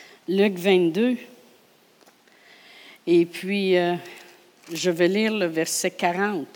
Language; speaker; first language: French; native; French